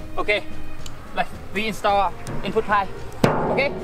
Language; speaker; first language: English; non-native, learner; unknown